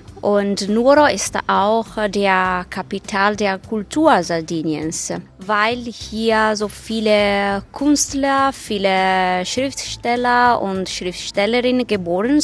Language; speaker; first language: German; non-native, fluent; Italian